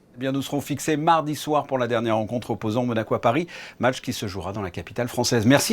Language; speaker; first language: French; native; French